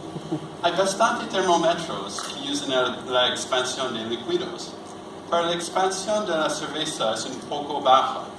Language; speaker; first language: Spanish; non-native, learner; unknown